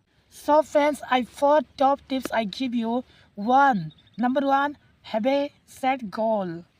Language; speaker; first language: English; non-native, learner; Hindi